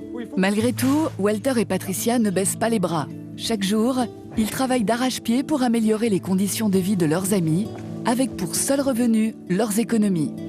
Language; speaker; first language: French; native; French